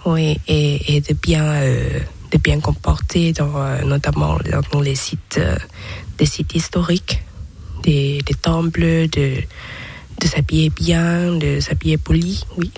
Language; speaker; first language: French; non-native, fluent; Thai